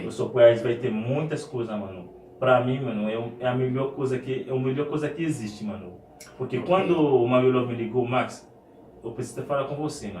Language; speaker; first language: Portuguese; non-native, fluent; Haitian Creole